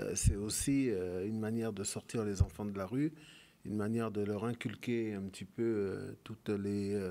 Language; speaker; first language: French; native; French